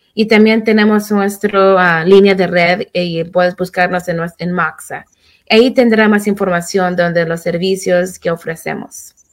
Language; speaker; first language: Spanish; early bilingual, heritage; Spanish